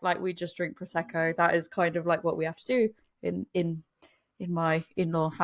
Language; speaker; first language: English; native; English